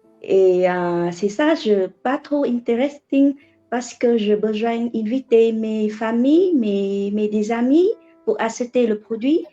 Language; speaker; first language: French; non-native, learner; Vietnamese